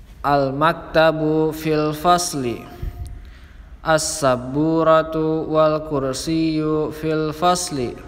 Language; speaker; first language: Arabic; non-native, fluent; Indonesian